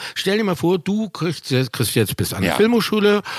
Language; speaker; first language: German; native; German